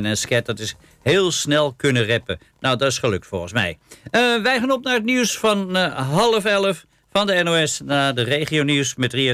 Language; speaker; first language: Dutch; native; Dutch